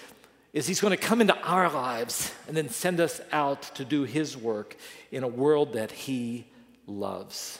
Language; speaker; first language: English; native; English